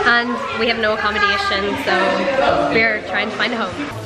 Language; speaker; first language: English; native; English